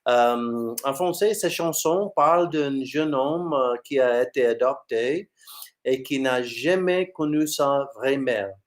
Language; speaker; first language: French; non-native, fluent; English